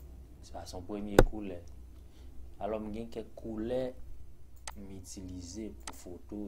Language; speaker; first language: French; non-native, learner; Haitian Creole